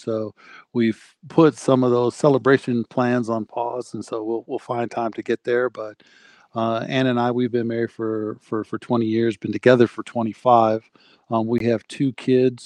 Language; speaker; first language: English; native; English